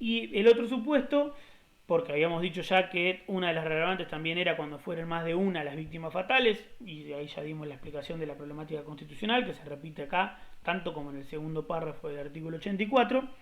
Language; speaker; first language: Spanish; native; Spanish